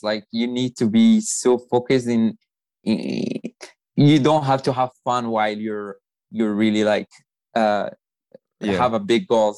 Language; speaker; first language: English; non-native, fluent; Arabic